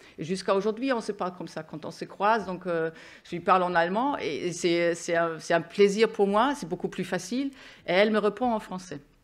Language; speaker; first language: French; non-native, fluent; German